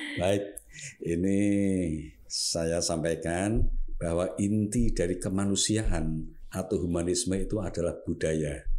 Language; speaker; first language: Indonesian; non-native, local second language; Javanese